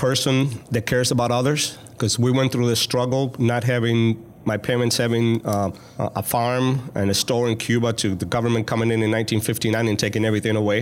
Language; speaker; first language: English; early bilingual, other home language; Spanish